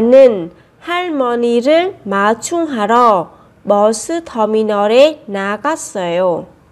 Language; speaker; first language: Korean; non-native, fluent; Vietnamese